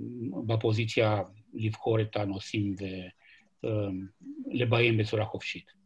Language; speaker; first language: Hebrew; non-native, fluent; Romanian